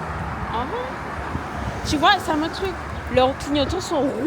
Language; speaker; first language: French; native; French